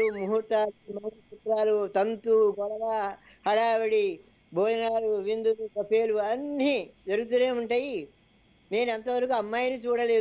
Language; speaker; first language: Telugu; native; Telugu